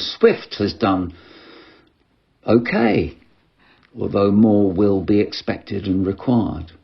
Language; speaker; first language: English; native; English